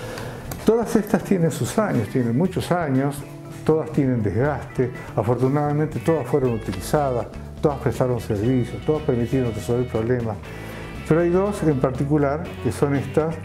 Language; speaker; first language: Spanish; native; Spanish